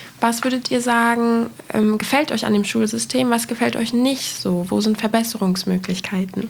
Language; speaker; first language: German; native; German